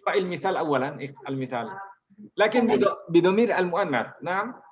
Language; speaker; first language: Arabic; non-native, fluent; Indonesian